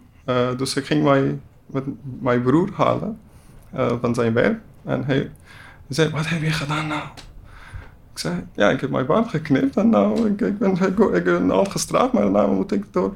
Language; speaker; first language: Dutch; non-native, learner; Persian